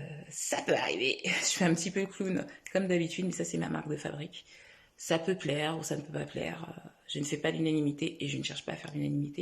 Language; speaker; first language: French; native; French